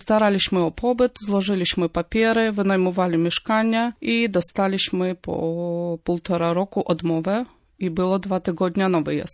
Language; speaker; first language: Polish; non-native, fluent; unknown